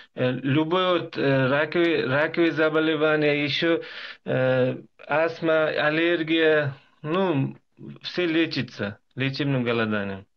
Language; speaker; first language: Russian; non-native, local second language; Uzbek